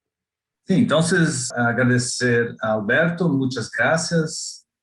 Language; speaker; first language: Spanish; non-native, learner; Portuguese